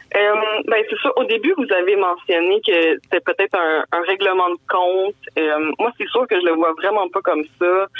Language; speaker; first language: French; native; French